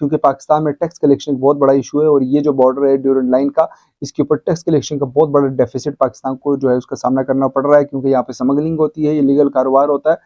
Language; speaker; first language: Urdu; non-native, local second language; Pashto